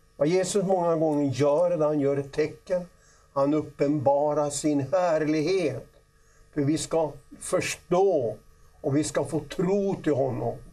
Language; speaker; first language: Swedish; native; Swedish